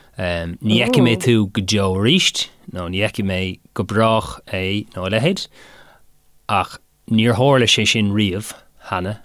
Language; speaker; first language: Irish; non-native, local second language; English